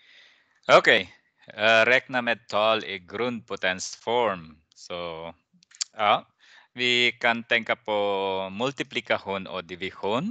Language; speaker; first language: Swedish; non-native, fluent; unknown